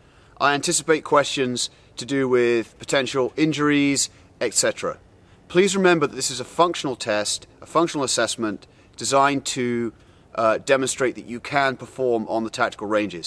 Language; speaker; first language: English; native; English